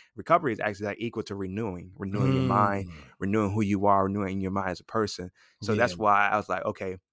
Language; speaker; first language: English; native; English